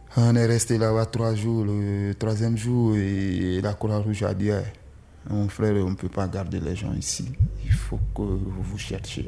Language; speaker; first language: French; non-native, local second language; Susu